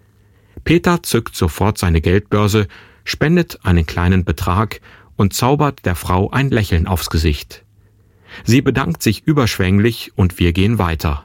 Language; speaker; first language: German; native; German